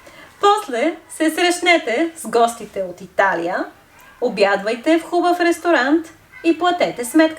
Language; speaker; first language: Bulgarian; non-native, fluent; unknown